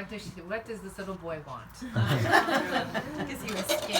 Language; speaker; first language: English; early bilingual, other home language; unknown